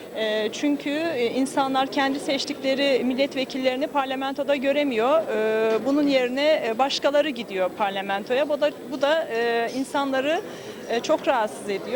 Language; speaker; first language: Turkish; native; Turkish